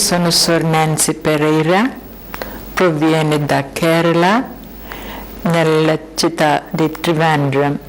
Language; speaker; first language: Italian; non-native, learner; Malayalam